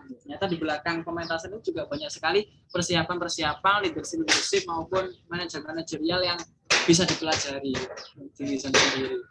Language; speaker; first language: Indonesian; native; Indonesian